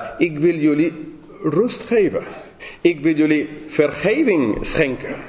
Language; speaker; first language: Dutch; non-native, fluent; English